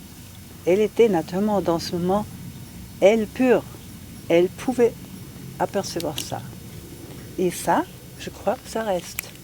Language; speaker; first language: French; non-native, fluent; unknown